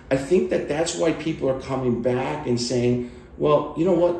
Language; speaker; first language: English; early bilingual, other home language; Italian